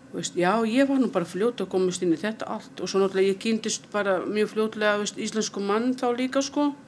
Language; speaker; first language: Icelandic; non-native, fluent; Portuguese